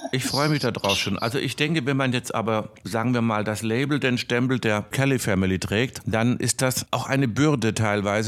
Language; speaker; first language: German; native; German